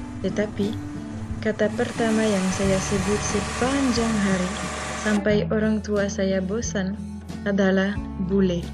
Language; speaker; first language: Indonesian; non-native, fluent; French